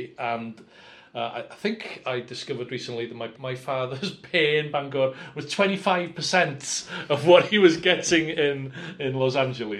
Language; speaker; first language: English; native; English